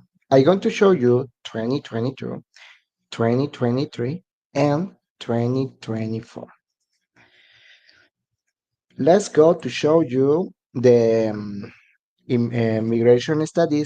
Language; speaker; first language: English; non-native, learner; Spanish